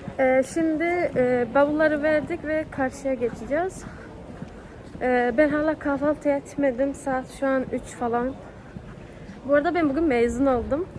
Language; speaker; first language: Turkish; early bilingual, heritage; Turkish